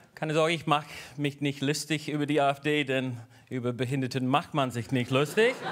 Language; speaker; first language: German; non-native, fluent; English